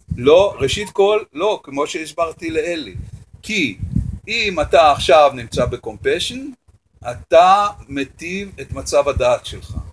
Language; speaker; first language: Hebrew; native; Hebrew